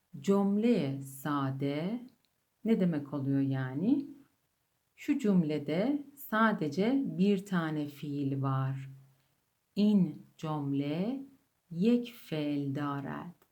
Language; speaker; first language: Turkish; non-native, fluent; Persian